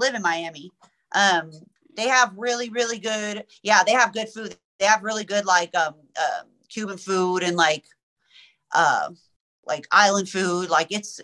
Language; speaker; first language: English; early bilingual, other home language; Persian